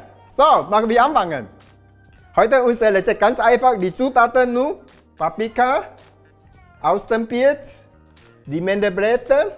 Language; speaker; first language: German; non-native, learner; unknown